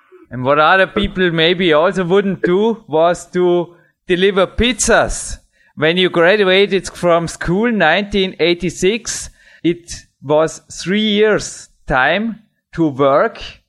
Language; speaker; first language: English; non-native, fluent; German